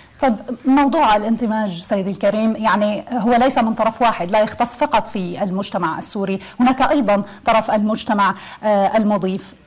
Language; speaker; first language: Arabic; native; Arabic